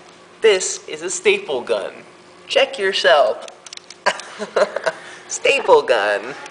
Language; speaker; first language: English; native; English